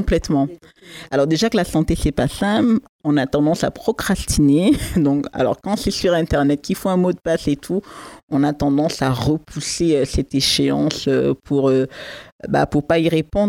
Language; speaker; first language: French; native; French